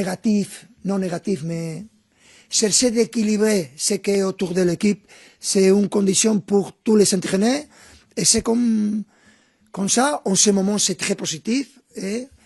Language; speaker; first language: French; non-native, fluent; Spanish